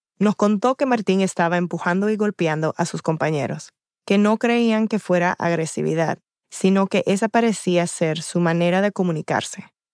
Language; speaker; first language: Spanish; early bilingual, heritage; Spanish